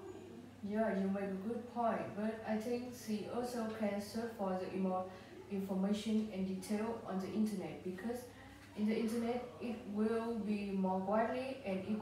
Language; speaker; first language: English; non-native, learner; Vietnamese